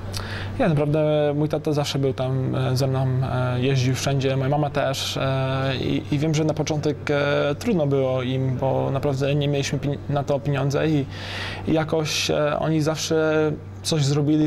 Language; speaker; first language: Polish; early bilingual, heritage; English